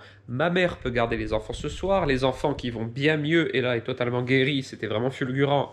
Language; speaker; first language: French; native; French